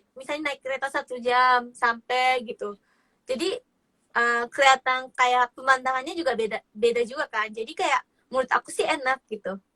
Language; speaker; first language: Indonesian; non-native, fluent; Japanese